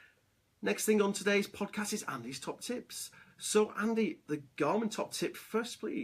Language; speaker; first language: English; native; English